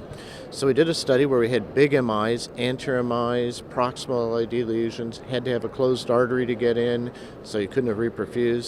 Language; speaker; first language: English; native; English